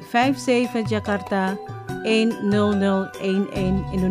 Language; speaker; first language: Dutch; non-native, fluent; Indonesian